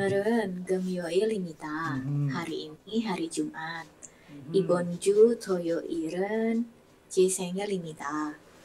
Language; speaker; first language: Korean; non-native, learner; Indonesian